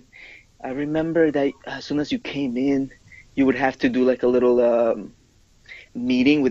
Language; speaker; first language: English; non-native, fluent; Spanish